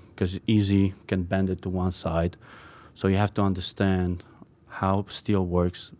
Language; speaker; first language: English; non-native, fluent; Polish